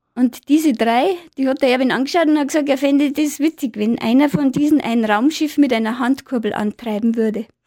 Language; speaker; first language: German; native; German